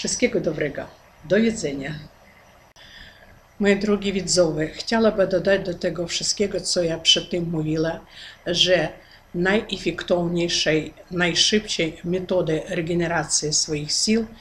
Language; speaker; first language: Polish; non-native, learner; Ukrainian